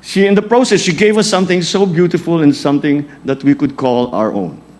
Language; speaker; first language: English; non-native, local second language; Filipino